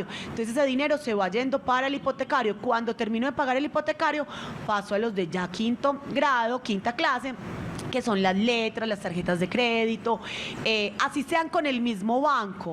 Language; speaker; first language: Spanish; native; Spanish